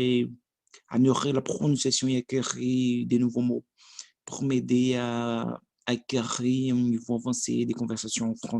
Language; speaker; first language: French; non-native, learner; Portuguese